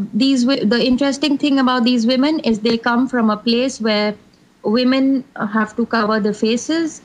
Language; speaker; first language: English; non-native, local second language; Hindi